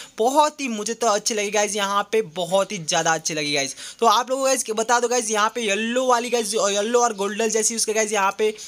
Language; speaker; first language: Hindi; non-native, local second language; Gujarati